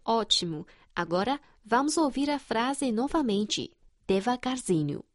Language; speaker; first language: Portuguese; non-native, fluent; Chinese